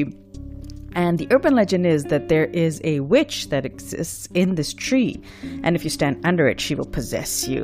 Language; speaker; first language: English; non-native, local second language; Urdu